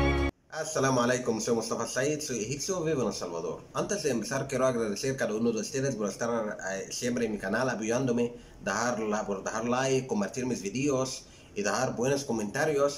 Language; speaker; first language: Spanish; non-native, fluent; Arabic